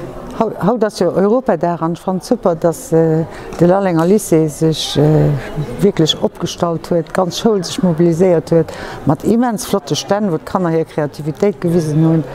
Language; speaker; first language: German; non-native, local second language; Luxembourgish